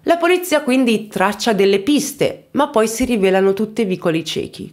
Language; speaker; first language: Italian; native; Italian